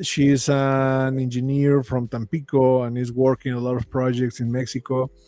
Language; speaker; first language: English; non-native, fluent; Spanish